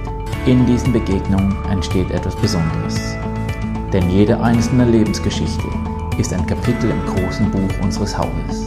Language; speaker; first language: German; native; German